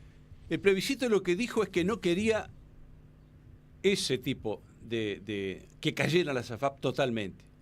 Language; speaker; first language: Spanish; native; Spanish